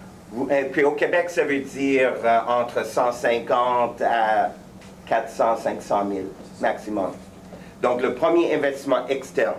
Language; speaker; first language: French; native; French